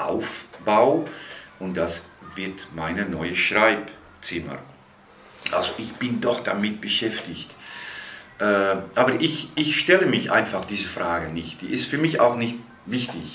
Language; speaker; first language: German; non-native, fluent; Dutch